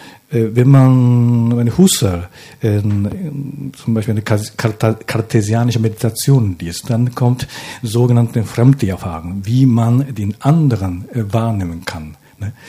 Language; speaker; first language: German; non-native, fluent; Japanese